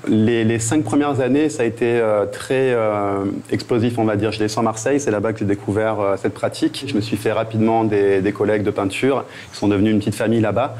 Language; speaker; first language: French; native; French